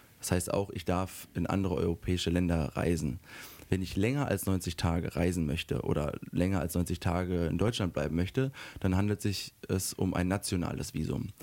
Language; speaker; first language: German; native; German